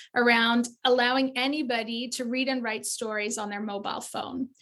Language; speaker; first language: English; native; English